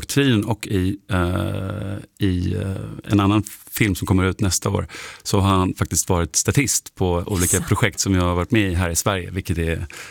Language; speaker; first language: Swedish; non-native, fluent; German